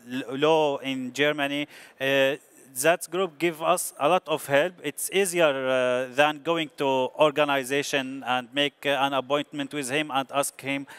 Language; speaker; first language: English; non-native, learner; Arabic